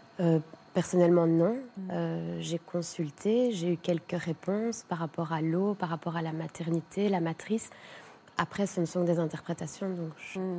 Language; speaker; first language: French; native; French